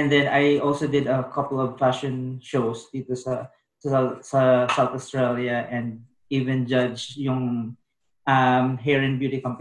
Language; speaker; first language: English; non-native, local second language; Bikol